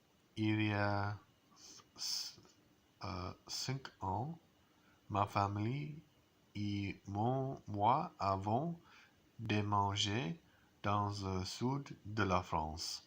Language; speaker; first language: French; non-native, learner; English